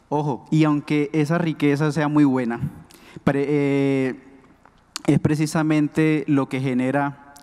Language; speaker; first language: Spanish; non-native, local second language; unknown